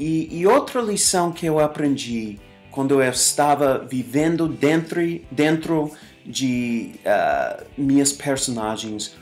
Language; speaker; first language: Portuguese; non-native, fluent; English